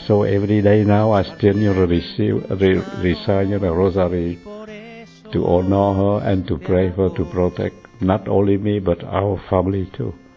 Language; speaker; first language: English; non-native, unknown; Vietnamese